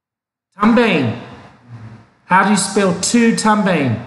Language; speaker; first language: Portuguese; non-native, learner; English